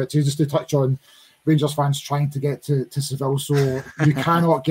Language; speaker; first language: English; native; English